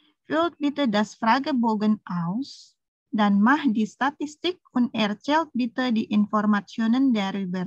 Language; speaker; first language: German; non-native, fluent; Indonesian